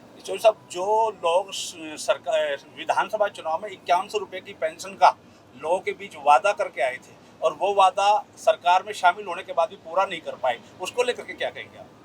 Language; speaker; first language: Hindi; native; Hindi